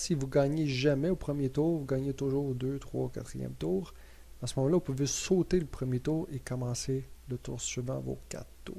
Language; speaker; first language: French; native; French